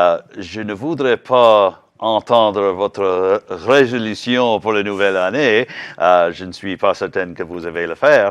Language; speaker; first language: French; non-native, learner; English